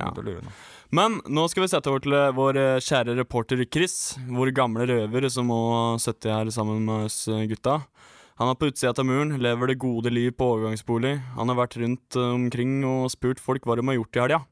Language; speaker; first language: Norwegian; native; Norwegian